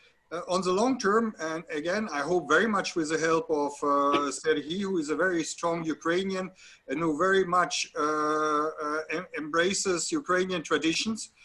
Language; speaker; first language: English; non-native, fluent; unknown